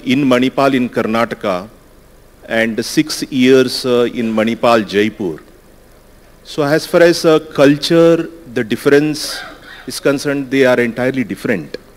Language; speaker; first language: Hindi; non-native, learner; Kannada